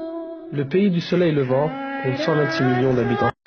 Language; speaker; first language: French; native; French